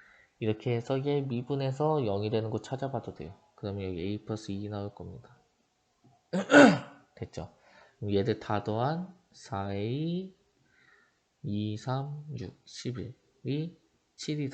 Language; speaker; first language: Korean; native; Korean